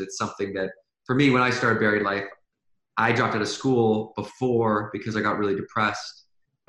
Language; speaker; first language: English; native; English